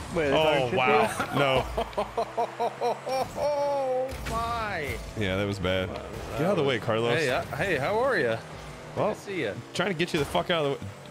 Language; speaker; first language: English; native; English